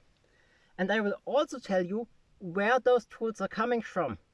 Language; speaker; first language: English; non-native, fluent; German